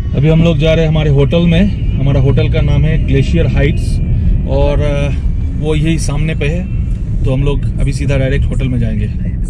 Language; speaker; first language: Hindi; non-native, local second language; Bangla